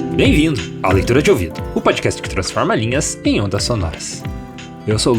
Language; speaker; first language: Portuguese; native; Portuguese